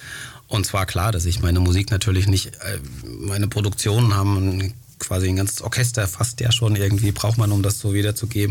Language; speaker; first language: German; early bilingual, other home language; Greek